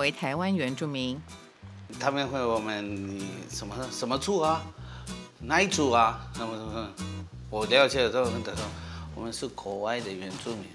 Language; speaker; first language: Chinese; non-native, learner; Spanish